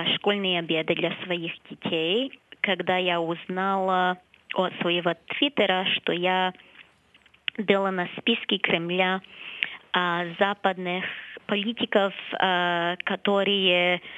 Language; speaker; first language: Ukrainian; early bilingual, heritage; Ukrainian